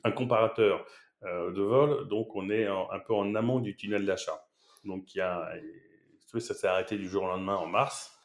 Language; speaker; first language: French; native; French